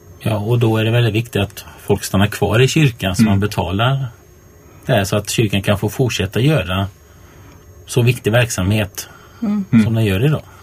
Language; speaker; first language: Swedish; native; Swedish